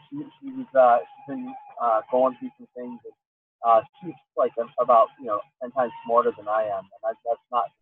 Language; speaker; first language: English; native; English